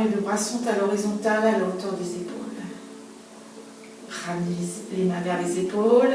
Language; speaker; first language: French; native; French